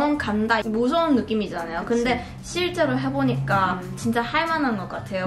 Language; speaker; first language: Korean; non-native, fluent; Cantonese